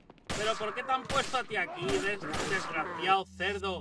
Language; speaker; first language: Spanish; native; Spanish